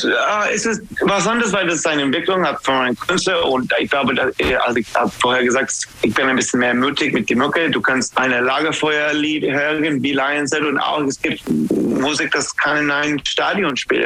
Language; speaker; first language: German; non-native, fluent; English